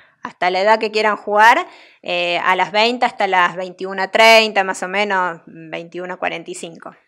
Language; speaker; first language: Spanish; native; Spanish